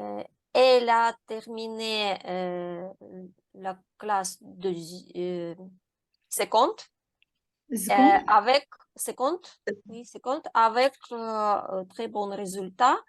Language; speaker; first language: French; non-native, learner; Ukrainian